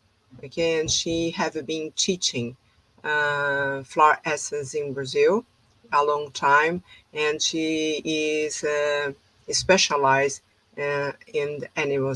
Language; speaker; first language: English; non-native, fluent; Portuguese